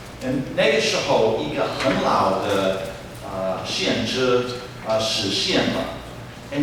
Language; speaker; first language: Chinese; non-native, fluent; English